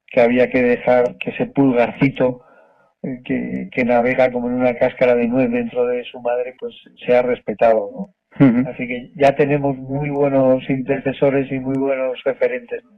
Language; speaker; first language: Spanish; native; Spanish